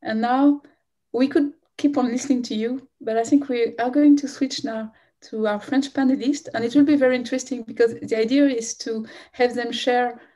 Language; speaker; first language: English; non-native, fluent; French